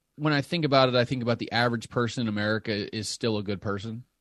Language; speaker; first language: English; native; English